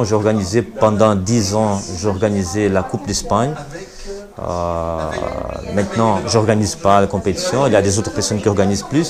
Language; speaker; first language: French; non-native, learner; Portuguese